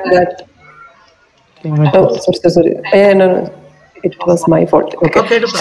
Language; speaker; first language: English; non-native, local second language; Hindi